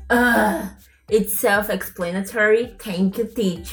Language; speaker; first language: English; non-native, learner; Portuguese